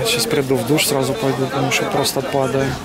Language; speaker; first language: Russian; native; Russian